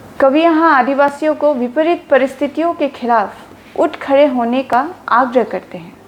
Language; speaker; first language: Hindi; non-native, local second language; Assamese